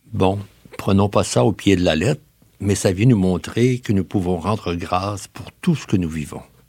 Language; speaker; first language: French; native; French